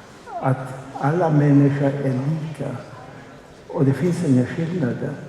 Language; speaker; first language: Swedish; non-native, fluent; German